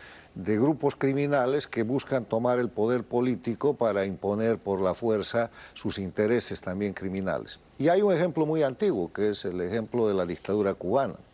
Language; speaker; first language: Spanish; native; Spanish